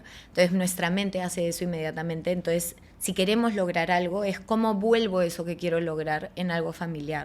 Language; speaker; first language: Spanish; native; Spanish